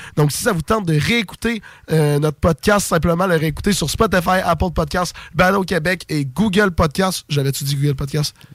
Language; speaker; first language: French; native; French